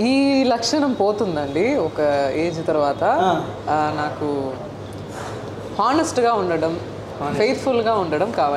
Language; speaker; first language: Telugu; non-native, learner; Tamil